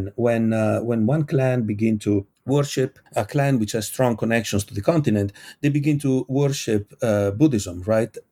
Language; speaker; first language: English; non-native, fluent; Italian